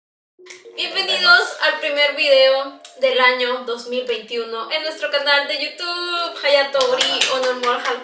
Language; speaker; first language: Spanish; native; Spanish